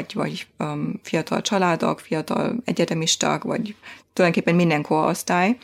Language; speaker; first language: Hungarian; non-native, fluent; German